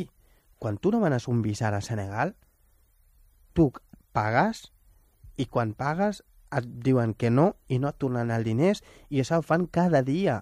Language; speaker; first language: Catalan; non-native, fluent; Wolof